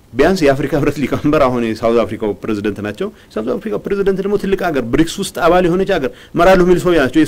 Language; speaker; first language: Amharic; non-native, local second language; Tigrinya